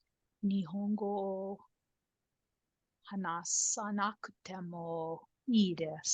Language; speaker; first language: Japanese; non-native, learner; English